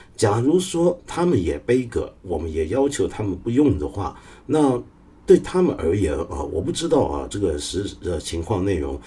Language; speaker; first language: Chinese; non-native, local second language; Cantonese